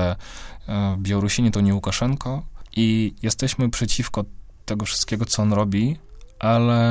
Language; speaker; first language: Polish; non-native, fluent; Russian